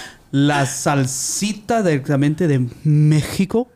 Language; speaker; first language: Spanish; early bilingual, other home language; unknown